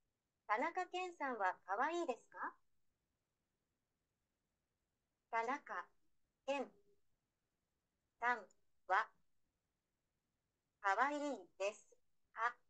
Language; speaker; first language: Japanese; non-native, learner; Vietnamese